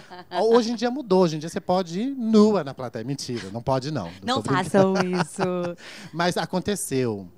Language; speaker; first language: Portuguese; native; Portuguese